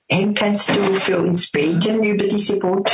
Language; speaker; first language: German; non-native, fluent; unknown